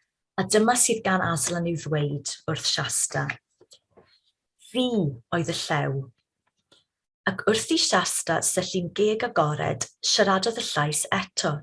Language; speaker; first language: Welsh; native; Welsh